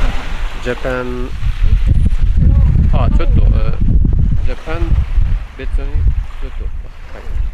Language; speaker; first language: Japanese; non-native, learner; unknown